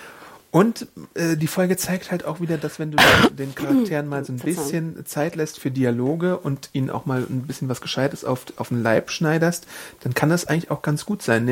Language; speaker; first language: German; native; German